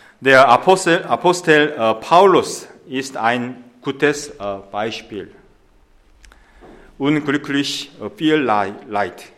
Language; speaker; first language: German; non-native, fluent; Korean